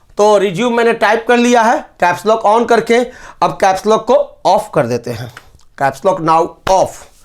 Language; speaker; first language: Hindi; native; Hindi